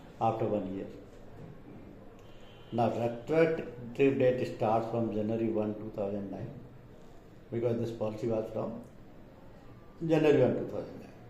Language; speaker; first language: English; non-native, local second language; Hindi